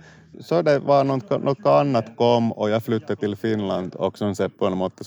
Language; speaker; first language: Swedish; non-native, local second language; Finnish